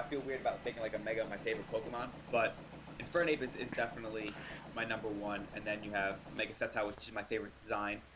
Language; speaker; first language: English; native; English